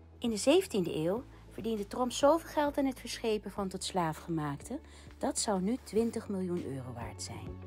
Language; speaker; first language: Dutch; native; Dutch